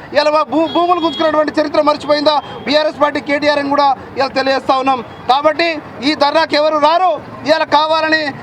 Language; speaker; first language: Telugu; non-native, local second language; Lambadi